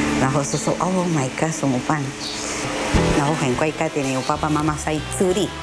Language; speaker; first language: Chinese; non-native, learner; Spanish